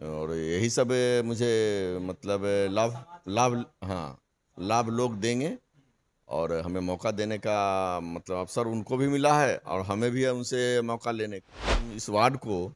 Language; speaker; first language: Hindi; native; Hindi